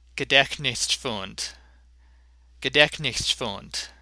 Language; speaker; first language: German; non-native, learner; English